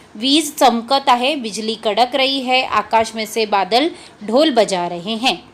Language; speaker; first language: Hindi; non-native, local second language; Marathi